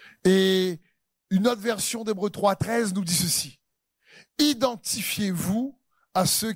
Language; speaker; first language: French; native; French